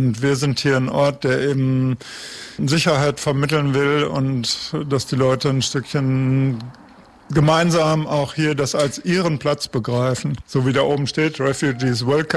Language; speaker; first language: German; native; German